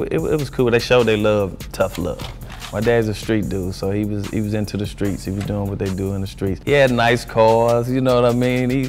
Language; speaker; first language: English; native; English